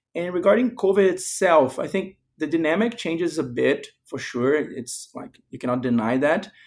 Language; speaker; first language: English; non-native, fluent; Portuguese